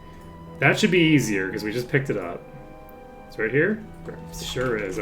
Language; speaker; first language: English; native; English